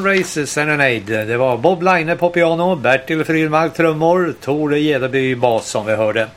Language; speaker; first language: Swedish; native; Swedish